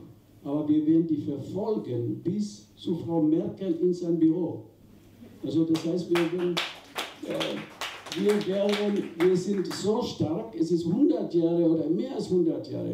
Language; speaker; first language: German; non-native, fluent; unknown